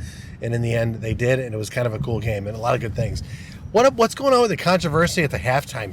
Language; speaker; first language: English; native; English